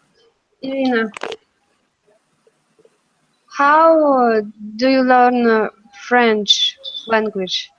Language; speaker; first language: English; non-native, learner; Russian